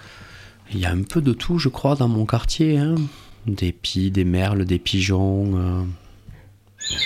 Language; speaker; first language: French; native; French